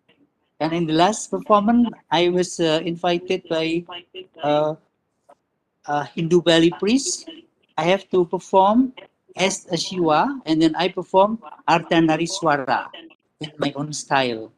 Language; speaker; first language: English; non-native, learner; Indonesian